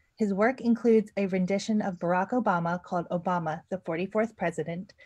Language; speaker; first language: English; native; English